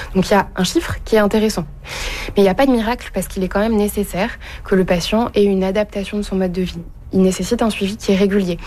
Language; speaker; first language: French; native; French